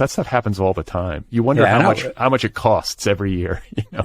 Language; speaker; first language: English; native; English